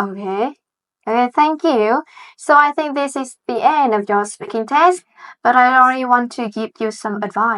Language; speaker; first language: English; non-native, fluent; Vietnamese